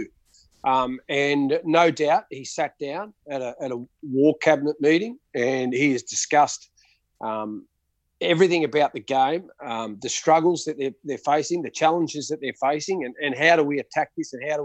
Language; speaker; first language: English; native; English